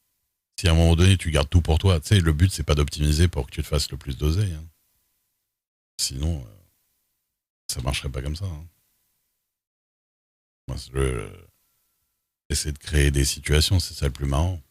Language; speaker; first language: French; native; French